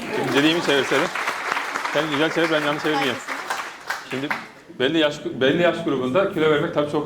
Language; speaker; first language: Turkish; native; Turkish